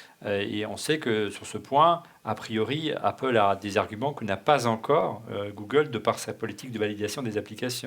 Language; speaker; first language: French; native; French